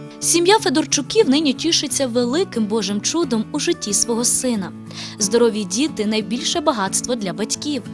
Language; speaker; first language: Ukrainian; native; Ukrainian